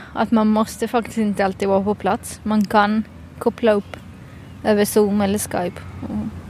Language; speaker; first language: Swedish; native; Swedish